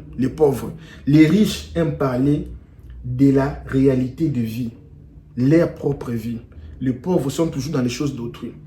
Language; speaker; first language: French; non-native, local second language; Lingala